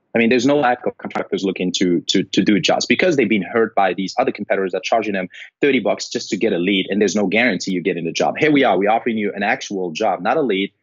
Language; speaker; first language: English; non-native, fluent; Arabic